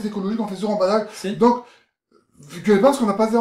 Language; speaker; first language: French; native; French